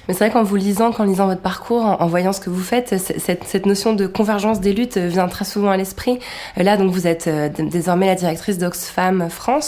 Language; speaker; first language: French; native; French